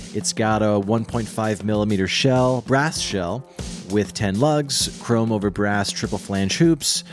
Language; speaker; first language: English; native; English